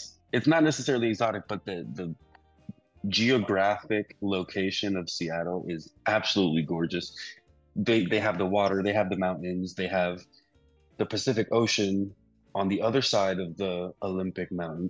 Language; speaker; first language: English; early bilingual, other home language; Spanish